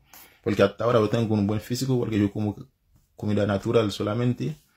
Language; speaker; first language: Spanish; non-native, fluent; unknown